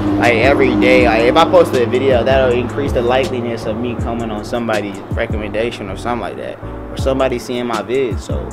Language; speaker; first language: English; native; English